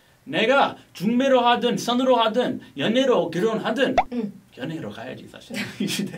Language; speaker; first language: Korean; non-native, fluent; English